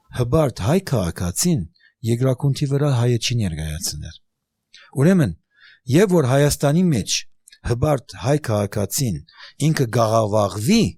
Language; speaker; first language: Armenian; early bilingual, heritage; Armenian